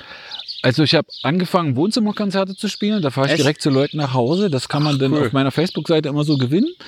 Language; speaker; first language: German; native; German